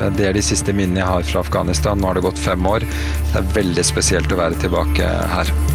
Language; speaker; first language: Norwegian; early bilingual, other home language; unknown